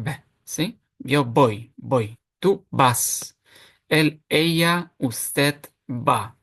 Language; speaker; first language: Spanish; non-native, fluent; Ukrainian